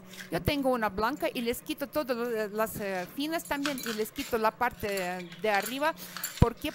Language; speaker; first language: Spanish; non-native, fluent; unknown